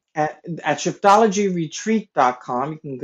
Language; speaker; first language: English; native; English